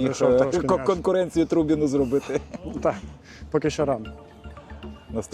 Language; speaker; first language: Ukrainian; native; Ukrainian